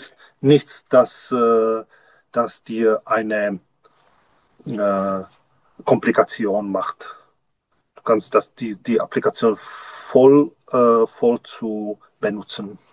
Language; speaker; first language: German; non-native, learner; Czech